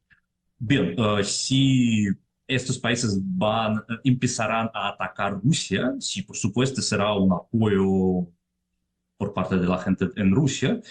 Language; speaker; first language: Spanish; non-native, fluent; Russian